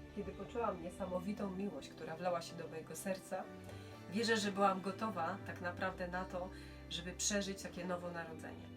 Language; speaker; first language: Polish; native; Polish